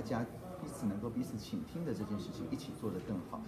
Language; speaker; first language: Chinese; native; Chinese